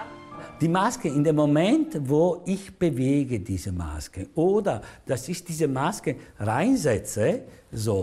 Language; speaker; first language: German; non-native, learner; Italian